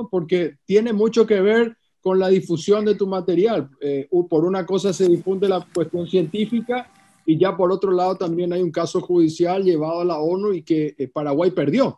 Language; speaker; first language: Spanish; native; Spanish